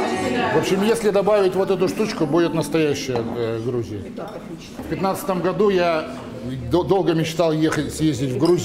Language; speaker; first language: Russian; native; Russian